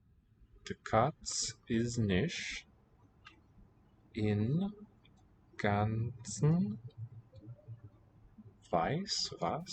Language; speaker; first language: German; non-native, learner; English